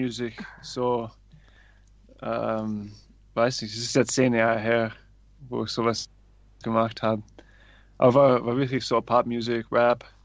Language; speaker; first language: German; non-native, fluent; English